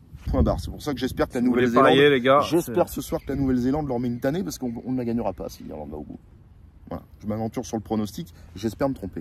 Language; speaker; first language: French; native; French